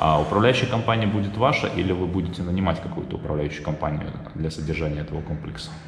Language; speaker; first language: Russian; native; Russian